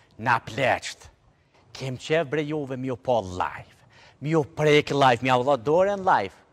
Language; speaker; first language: Albanian; native; Albanian